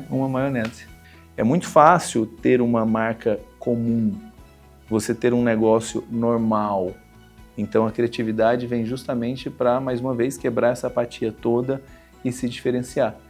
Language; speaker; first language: Portuguese; native; Portuguese